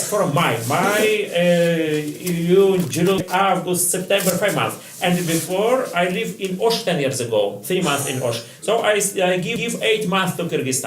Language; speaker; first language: English; non-native, learner; Russian